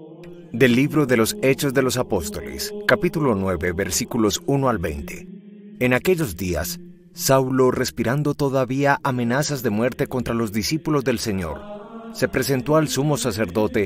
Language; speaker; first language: Spanish; native; Spanish